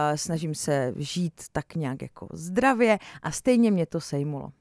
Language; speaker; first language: Czech; native; Czech